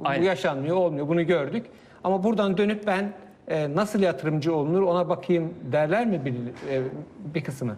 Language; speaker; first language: Turkish; native; Turkish